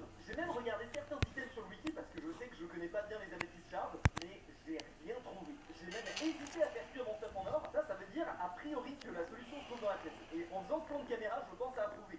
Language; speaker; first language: French; native; French